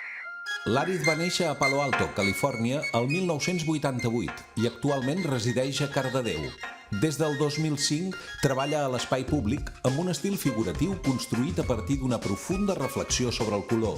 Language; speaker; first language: Catalan; native; Catalan